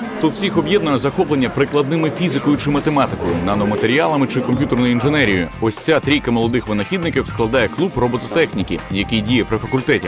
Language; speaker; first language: Ukrainian; native; Ukrainian